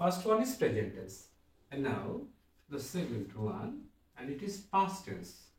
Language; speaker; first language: English; non-native, local second language; Bangla